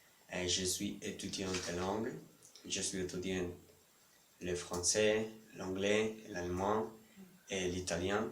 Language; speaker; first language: French; non-native, learner; Spanish